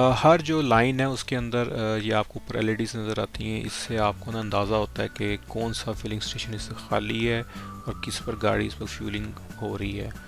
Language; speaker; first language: Urdu; non-native, local second language; Punjabi